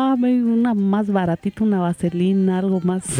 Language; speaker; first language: Spanish; native; Spanish